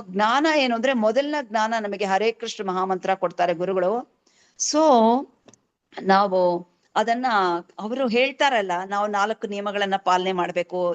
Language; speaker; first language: Kannada; native; Kannada